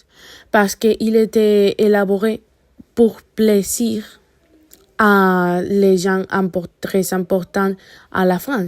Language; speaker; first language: French; non-native, learner; Spanish